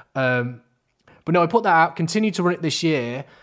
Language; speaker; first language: English; native; English